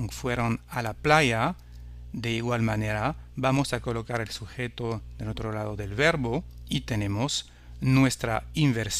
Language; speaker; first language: Spanish; non-native, fluent; French